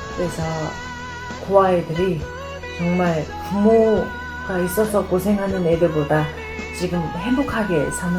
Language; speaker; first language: Korean; non-native, fluent; Mongolian